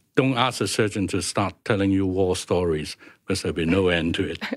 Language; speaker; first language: English; non-native, local second language; Cantonese